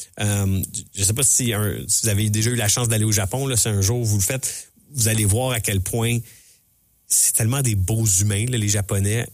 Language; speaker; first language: French; native; French